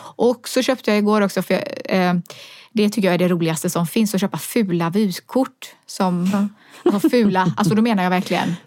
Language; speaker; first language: Swedish; native; Swedish